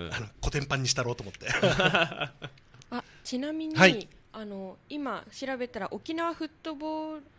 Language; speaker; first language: Japanese; native; Japanese